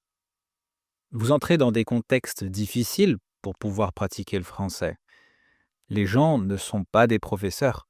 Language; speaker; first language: French; native; French